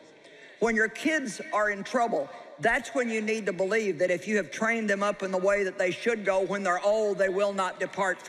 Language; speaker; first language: English; native; English